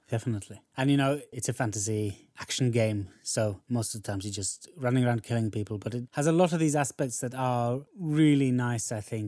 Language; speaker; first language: English; non-native, fluent; Norwegian